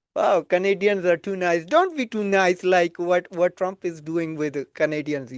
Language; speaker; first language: English; non-native, fluent; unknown